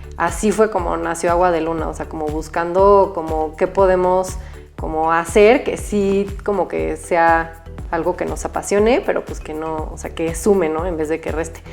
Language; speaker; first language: Spanish; native; Spanish